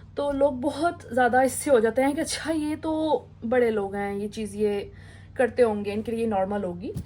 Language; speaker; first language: Urdu; native; Urdu